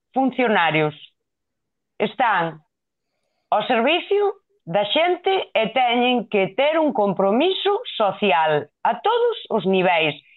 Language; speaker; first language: Galician; non-native, local second language; Spanish